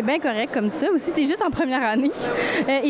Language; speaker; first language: French; native; French